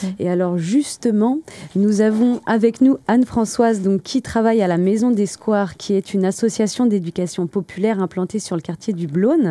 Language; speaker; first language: French; native; French